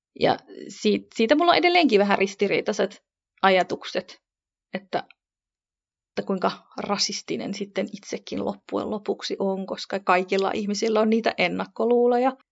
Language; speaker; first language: Finnish; early bilingual, other home language; Kurdish